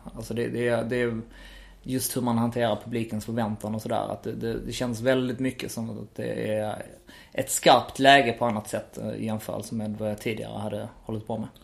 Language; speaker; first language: Swedish; native; Swedish